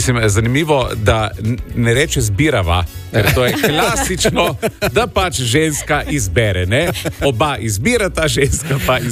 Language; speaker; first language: Slovenian; native; Slovenian